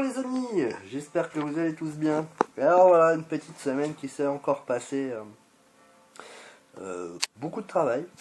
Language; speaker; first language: French; native; French